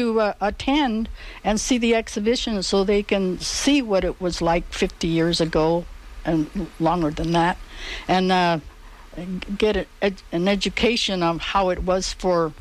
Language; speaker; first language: English; native; English